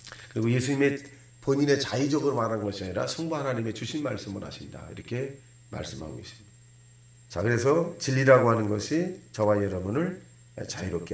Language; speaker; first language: Korean; native; Korean